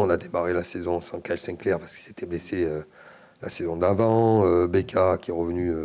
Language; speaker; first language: French; native; French